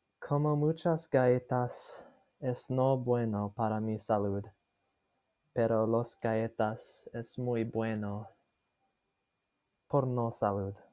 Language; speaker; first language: Spanish; non-native, learner; English